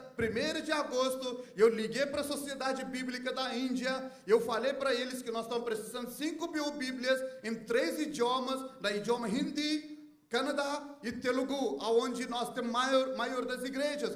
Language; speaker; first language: Portuguese; non-native, fluent; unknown